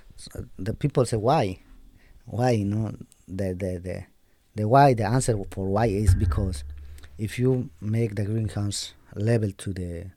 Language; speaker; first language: English; non-native, learner; Spanish